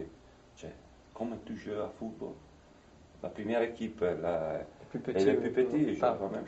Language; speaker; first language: French; non-native, fluent; Italian